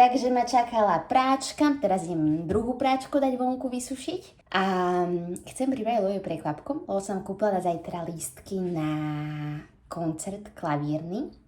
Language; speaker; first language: Slovak; native; Slovak